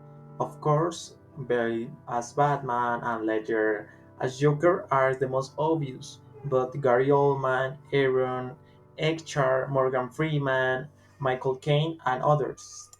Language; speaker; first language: English; non-native, learner; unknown